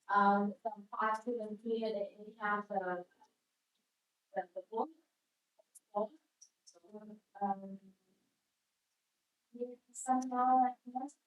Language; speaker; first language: English; non-native, learner; Vietnamese